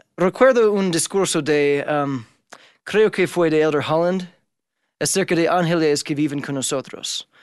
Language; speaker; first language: Spanish; non-native, fluent; English